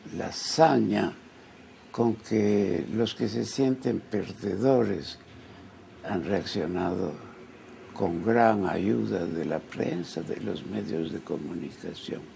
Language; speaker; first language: Spanish; native; Spanish